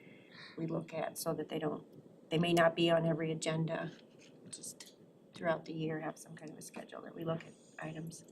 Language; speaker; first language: English; native; English